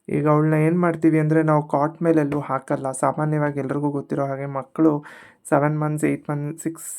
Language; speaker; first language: Kannada; non-native, local second language; Konkani